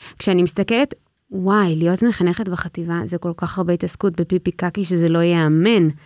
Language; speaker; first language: Hebrew; native; Hebrew